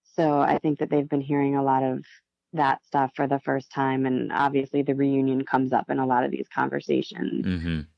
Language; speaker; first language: English; native; English